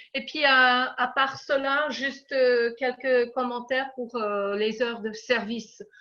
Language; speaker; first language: French; non-native, fluent; English